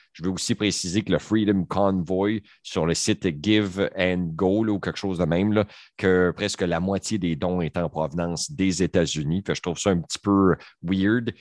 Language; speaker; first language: French; native; French